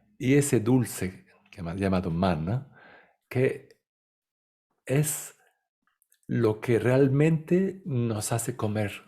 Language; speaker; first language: Spanish; non-native, fluent; Italian